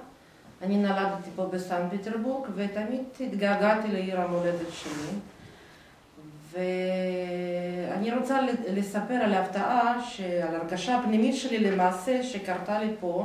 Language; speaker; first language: Hebrew; non-native, fluent; Russian